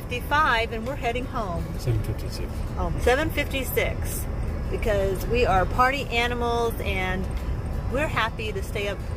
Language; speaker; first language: English; native; English